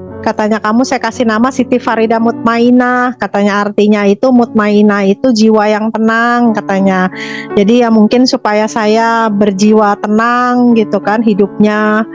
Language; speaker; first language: Indonesian; native; Indonesian